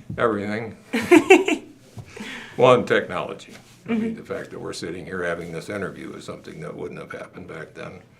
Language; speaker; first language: English; native; English